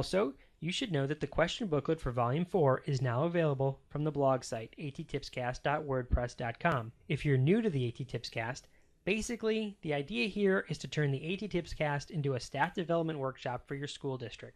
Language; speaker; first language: English; native; English